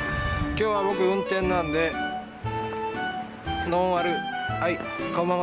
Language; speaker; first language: Japanese; native; Japanese